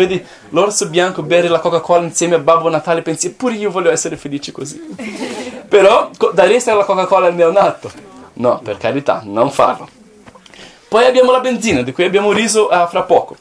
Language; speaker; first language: Italian; non-native, fluent; Portuguese